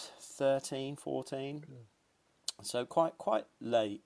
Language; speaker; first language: English; native; English